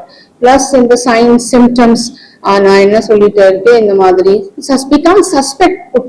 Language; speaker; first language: Tamil; non-native, local second language; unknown